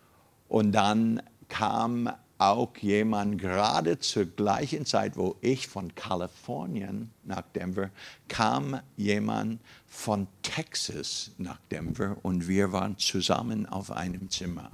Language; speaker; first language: German; non-native, fluent; English